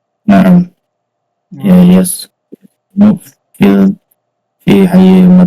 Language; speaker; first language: Arabic; non-native, learner; Indonesian